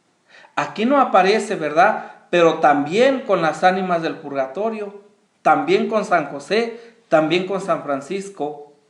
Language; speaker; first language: Spanish; native; Spanish